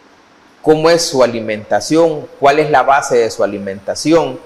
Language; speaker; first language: Spanish; native; Spanish